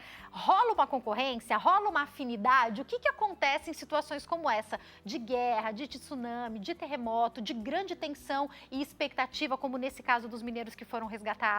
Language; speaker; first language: Portuguese; native; Portuguese